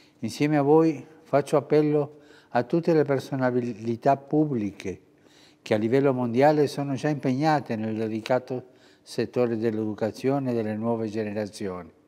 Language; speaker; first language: Italian; early bilingual, heritage; Spanish